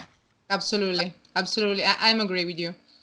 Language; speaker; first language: English; non-native, learner; Italian